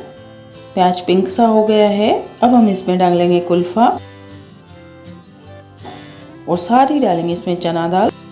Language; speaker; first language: Hindi; native; Hindi